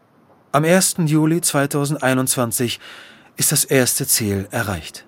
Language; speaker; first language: German; native; German